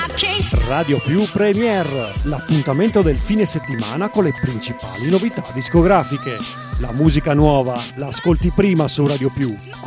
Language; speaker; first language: Italian; native; Italian